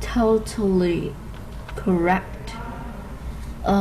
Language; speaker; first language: English; non-native, learner; Vietnamese